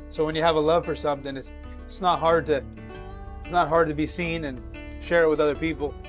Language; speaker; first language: English; native; English